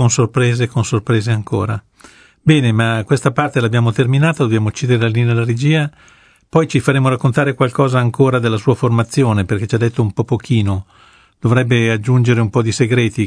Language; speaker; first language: Italian; native; Italian